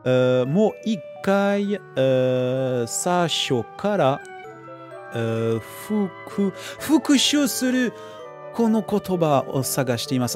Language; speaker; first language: Japanese; non-native, learner; French